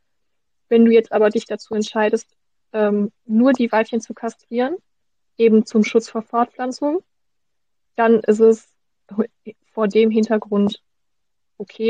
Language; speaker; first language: German; native; German